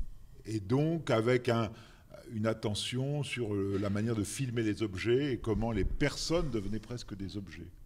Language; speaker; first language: French; native; French